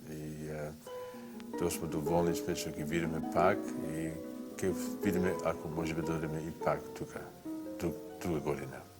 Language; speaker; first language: Macedonian; early bilingual, heritage; Macedonian